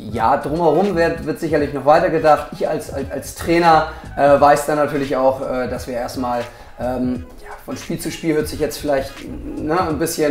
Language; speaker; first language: German; native; German